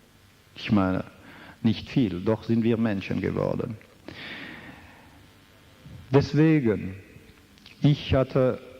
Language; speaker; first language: German; non-native, fluent; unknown